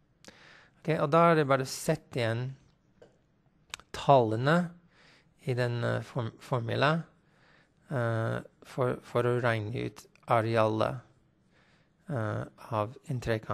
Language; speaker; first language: Norwegian; non-native, fluent; English